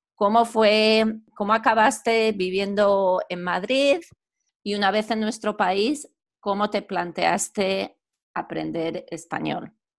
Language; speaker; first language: Spanish; native; Spanish